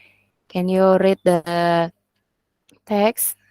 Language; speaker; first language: English; non-native, learner; Indonesian